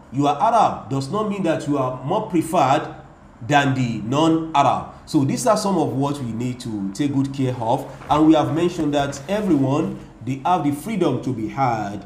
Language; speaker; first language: English; non-native, local second language; Yoruba